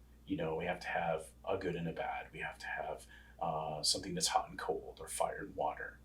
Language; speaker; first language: English; native; English